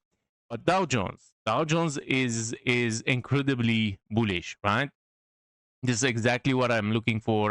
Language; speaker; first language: English; non-native, fluent; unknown